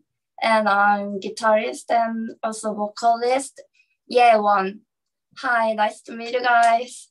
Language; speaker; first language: English; non-native, learner; Korean